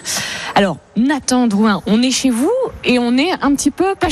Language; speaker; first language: French; native; French